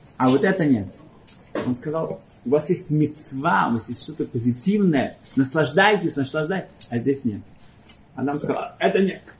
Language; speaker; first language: Russian; early bilingual, heritage; Russian